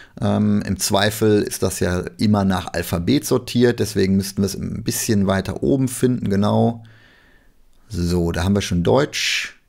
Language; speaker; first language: German; native; German